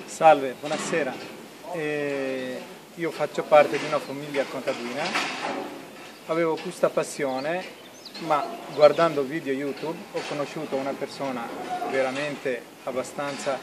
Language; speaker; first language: Italian; non-native, fluent; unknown